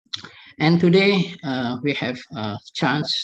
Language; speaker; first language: English; non-native, fluent; Indonesian